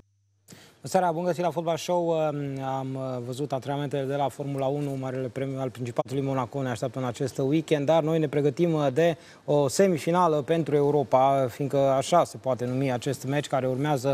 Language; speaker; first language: Romanian; native; Romanian